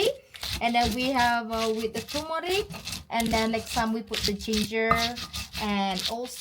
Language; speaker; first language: English; non-native, fluent; Indonesian